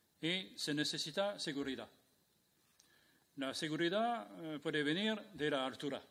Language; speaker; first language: Spanish; non-native, fluent; French